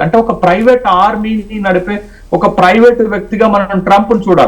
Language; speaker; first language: Telugu; native; Telugu